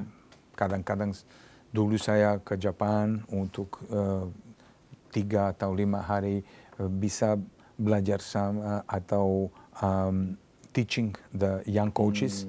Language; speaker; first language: Indonesian; non-native, learner; Serbian